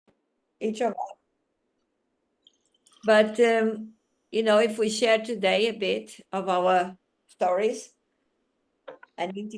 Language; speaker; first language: English; non-native, fluent; Portuguese